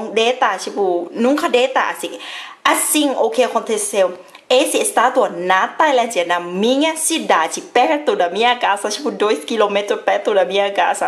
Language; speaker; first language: Portuguese; non-native, fluent; Thai